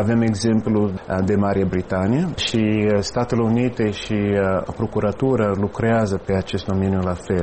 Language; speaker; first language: Romanian; non-native, fluent; English